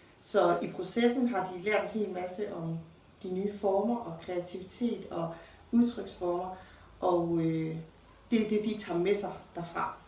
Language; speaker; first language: Danish; native; Danish